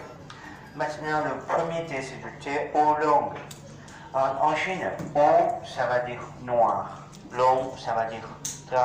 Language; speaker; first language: French; non-native, learner; Chinese